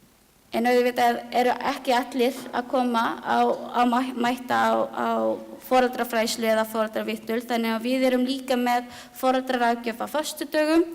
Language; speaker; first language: Icelandic; non-native, learner; Filipino